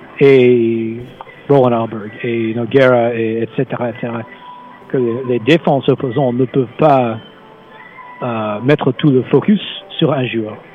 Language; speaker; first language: French; non-native, fluent; English